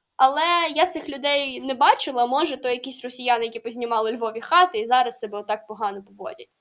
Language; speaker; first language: Ukrainian; non-native, local second language; Russian